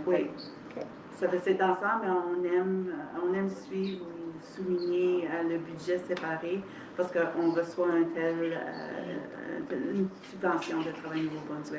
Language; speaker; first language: French; native; French